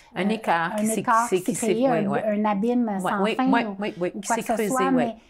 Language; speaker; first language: French; native; French